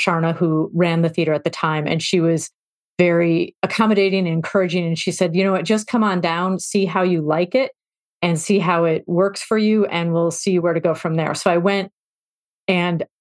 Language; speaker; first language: English; native; English